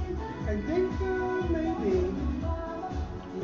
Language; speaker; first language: English; non-native, fluent; Hebrew